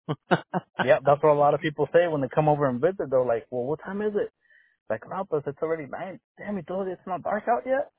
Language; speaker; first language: English; early bilingual, other home language; Spanish